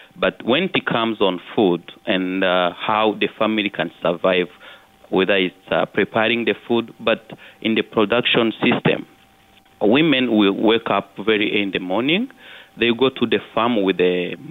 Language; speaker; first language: English; non-native, local second language; Kinyarwanda